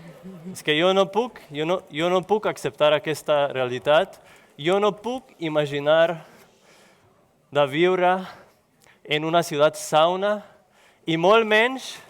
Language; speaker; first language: Catalan; non-native, local second language; Spanish